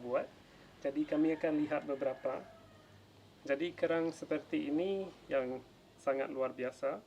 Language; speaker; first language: Indonesian; non-native, fluent; English